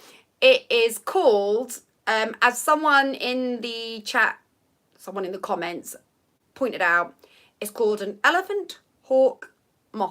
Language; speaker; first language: English; native; English